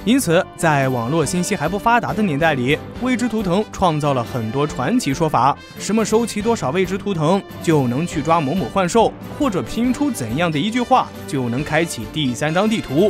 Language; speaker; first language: Chinese; native; Chinese